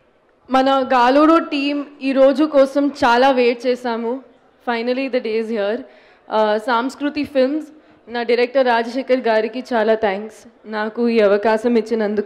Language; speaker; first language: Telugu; non-native, fluent; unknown